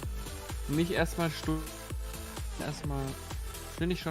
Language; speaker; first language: German; native; German